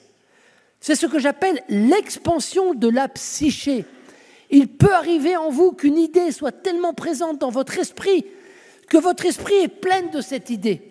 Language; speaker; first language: French; native; French